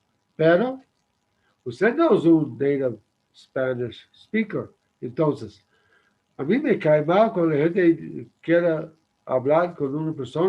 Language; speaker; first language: Spanish; non-native, learner; English